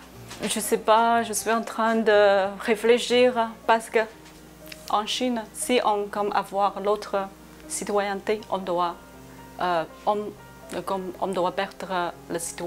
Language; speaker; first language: French; non-native, learner; Chinese